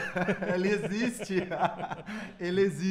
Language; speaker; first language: Spanish; non-native, learner; Portuguese